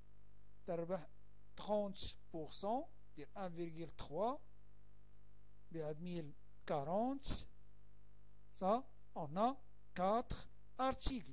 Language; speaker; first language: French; non-native, local second language; Arabic